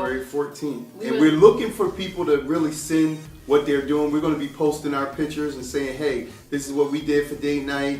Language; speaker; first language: English; native; English